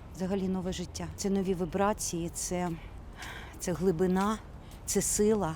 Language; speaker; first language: Ukrainian; non-native, local second language; Russian